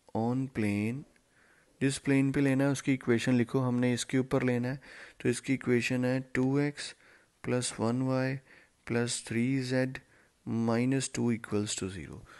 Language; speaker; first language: Hindi; non-native, local second language; Punjabi